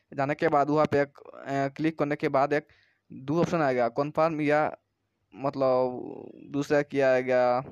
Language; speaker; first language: Hindi; non-native, local second language; Bangla